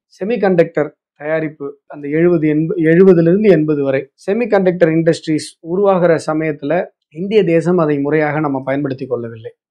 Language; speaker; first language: Tamil; native; Tamil